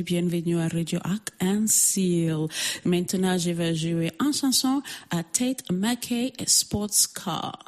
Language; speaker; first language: French; non-native, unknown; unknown